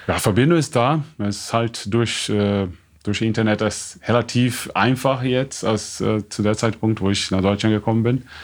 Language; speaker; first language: German; non-native, fluent; Portuguese